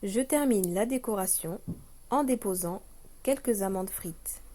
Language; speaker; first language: French; non-native, local second language; Arabic